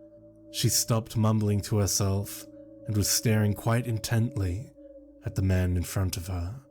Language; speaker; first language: English; native; English